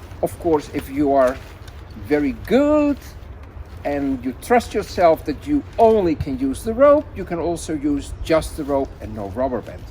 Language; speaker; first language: English; non-native, fluent; Dutch